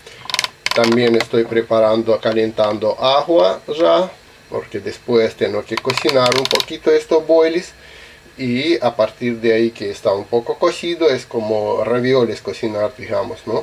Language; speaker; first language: Spanish; non-native, learner; Russian